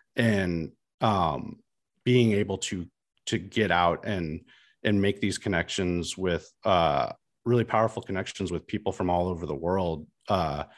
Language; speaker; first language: English; native; English